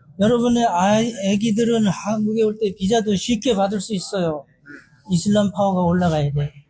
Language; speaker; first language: Korean; non-native, learner; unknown